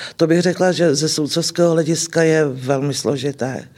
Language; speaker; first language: Czech; native; Czech